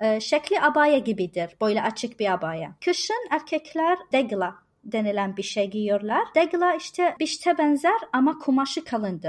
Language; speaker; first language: Turkish; non-native, learner; Arabic